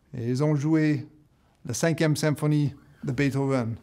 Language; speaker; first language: French; native; French